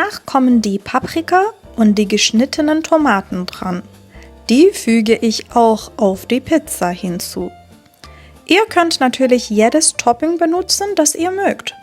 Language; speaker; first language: German; non-native, fluent; Persian